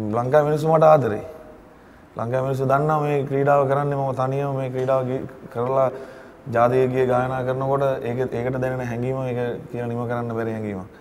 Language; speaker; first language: Sinhala; native; Sinhala